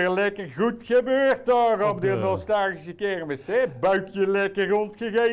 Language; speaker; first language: Dutch; native; Dutch